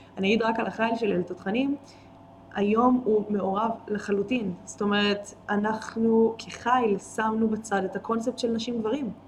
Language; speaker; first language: Hebrew; native; Hebrew